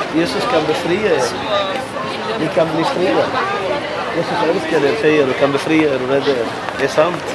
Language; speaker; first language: Swedish; non-native, fluent; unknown